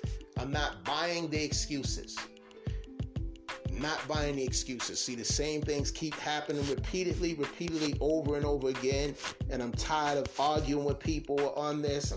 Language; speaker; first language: English; native; English